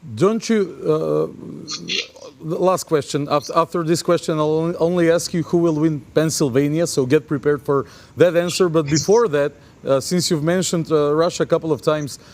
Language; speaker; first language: English; non-native, fluent; Macedonian